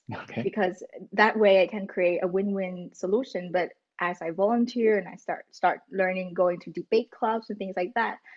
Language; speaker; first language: English; non-native, fluent; Vietnamese